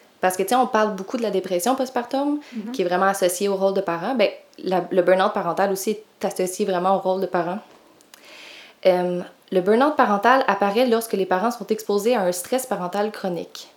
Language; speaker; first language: French; native; French